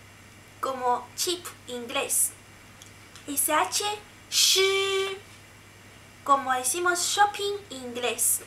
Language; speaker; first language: Spanish; non-native, learner; Chinese